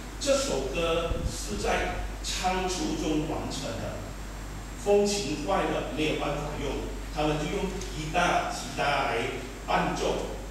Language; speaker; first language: Chinese; native; Chinese